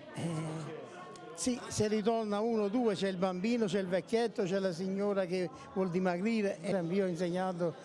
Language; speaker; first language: Italian; native; Italian